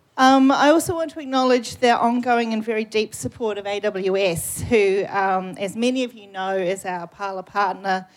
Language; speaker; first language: English; native; English